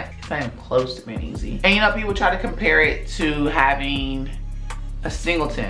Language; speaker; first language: English; native; English